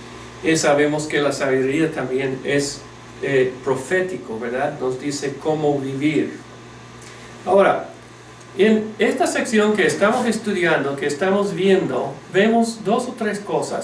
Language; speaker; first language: Spanish; non-native, fluent; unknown